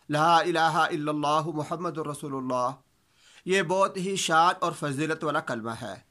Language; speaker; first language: Urdu; native; Urdu